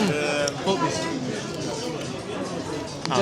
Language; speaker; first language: English; non-native, learner; Indonesian